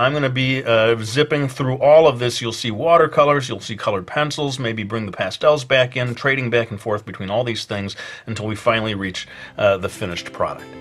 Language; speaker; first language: English; native; English